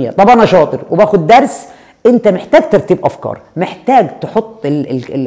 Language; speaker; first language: Arabic; native; Arabic